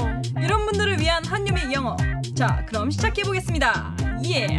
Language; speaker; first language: Korean; native; Korean